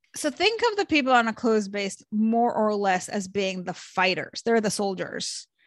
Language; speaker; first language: English; early bilingual, other home language; Hebrew